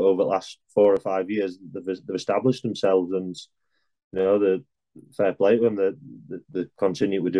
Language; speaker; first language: English; native; English